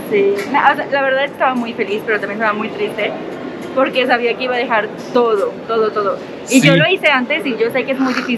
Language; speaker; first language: Spanish; native; Spanish